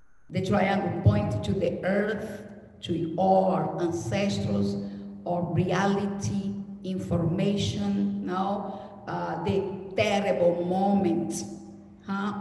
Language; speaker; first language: English; non-native, learner; Portuguese